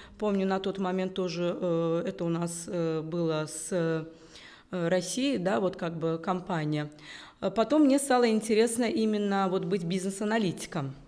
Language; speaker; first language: Russian; non-native, local second language; Uzbek